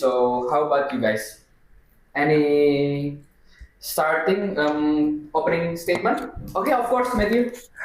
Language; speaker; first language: English; non-native, learner; Indonesian